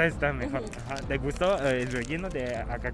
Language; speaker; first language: Spanish; non-native, fluent; Chinese